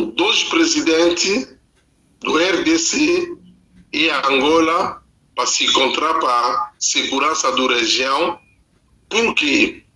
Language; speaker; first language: Portuguese; non-native, learner; Lingala